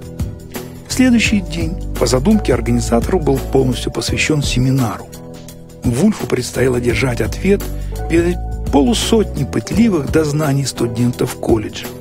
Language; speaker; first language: Russian; native; Russian